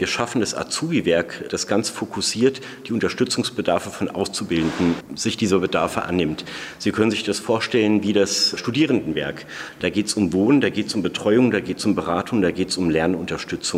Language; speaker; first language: German; native; German